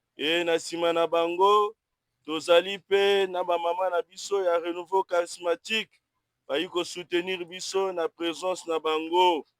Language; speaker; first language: Lingala; native; Lingala